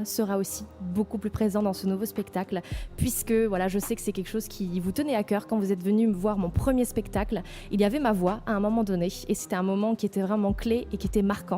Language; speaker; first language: French; native; French